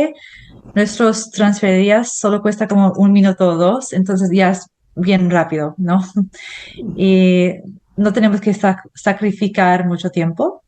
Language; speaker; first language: Spanish; non-native, fluent; English